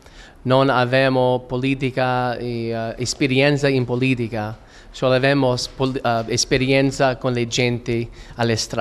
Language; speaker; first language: Italian; early bilingual, heritage; English